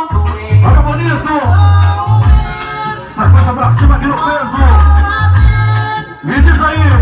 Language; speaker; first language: Portuguese; native; Portuguese